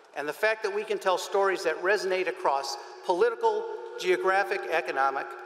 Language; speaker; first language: English; native; English